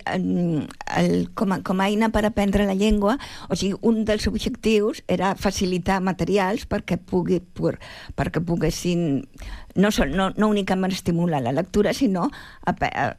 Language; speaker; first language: Catalan; native; Catalan